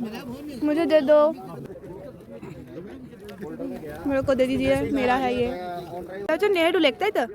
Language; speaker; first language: Hindi; non-native, local second language; Bangla